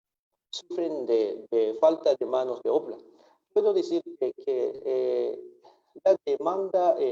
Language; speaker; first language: Spanish; non-native, fluent; Japanese